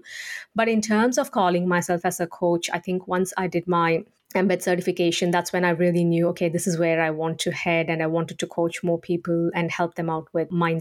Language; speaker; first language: English; non-native, local second language; Tamil